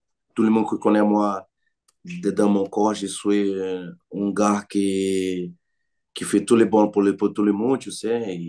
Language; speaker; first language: French; non-native, learner; Portuguese